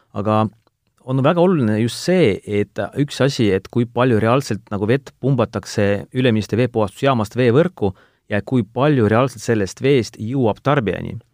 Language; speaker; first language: Estonian; non-native, local second language; Russian